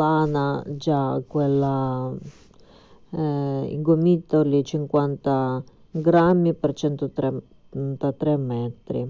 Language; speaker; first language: Italian; non-native, fluent; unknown